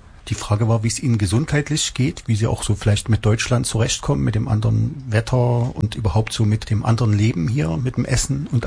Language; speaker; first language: German; native; German